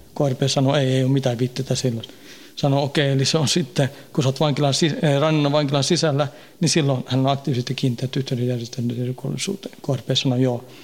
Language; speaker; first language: Finnish; early bilingual, heritage; Finnish